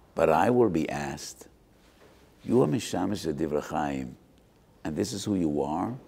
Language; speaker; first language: English; native; English